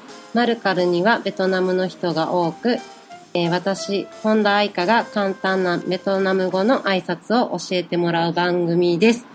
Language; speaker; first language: Japanese; native; Japanese